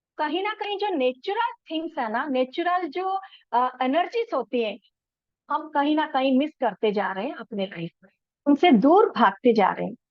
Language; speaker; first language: Hindi; non-native, local second language; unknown